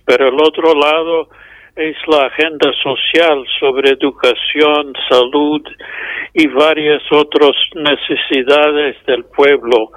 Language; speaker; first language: Spanish; non-native, fluent; English